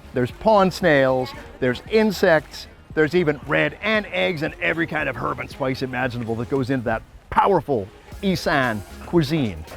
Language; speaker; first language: English; native; English